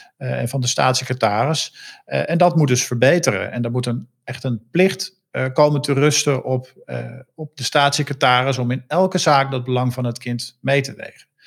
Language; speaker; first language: Dutch; native; Dutch